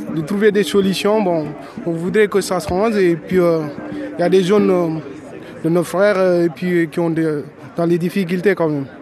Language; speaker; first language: French; non-native, local second language; Wolof